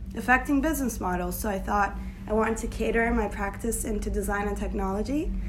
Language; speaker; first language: English; non-native, fluent; Turkish